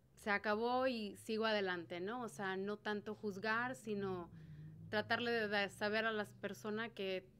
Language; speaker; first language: Spanish; native; Spanish